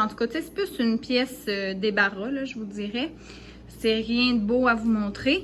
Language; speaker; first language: French; native; French